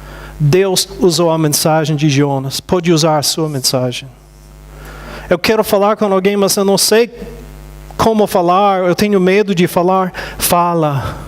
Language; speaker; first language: Portuguese; non-native, fluent; English